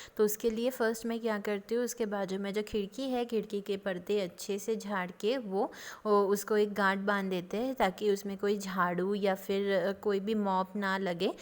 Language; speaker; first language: Hindi; non-native, local second language; Bangla